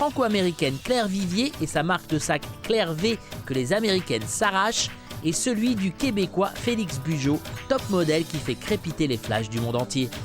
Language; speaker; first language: French; native; French